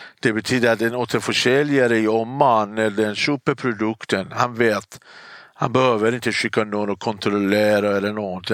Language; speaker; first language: Swedish; non-native, fluent; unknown